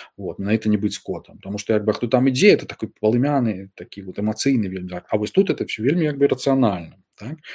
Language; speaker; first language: Belarusian; non-native, local second language; Russian